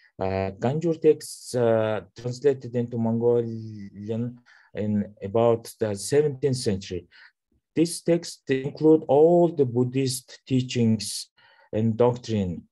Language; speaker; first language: English; non-native, learner; Mongolian